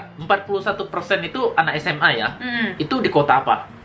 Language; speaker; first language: Indonesian; native; Indonesian